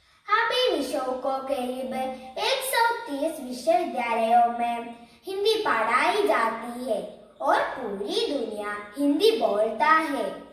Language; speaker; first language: Hindi; non-native, local second language; Malayalam